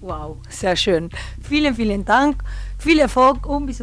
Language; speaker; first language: German; non-native, learner; Spanish